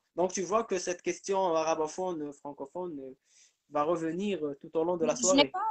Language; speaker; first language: French; non-native, local second language; Arabic